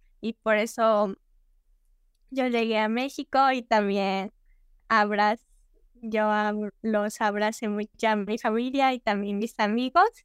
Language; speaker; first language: Spanish; non-native, learner; Japanese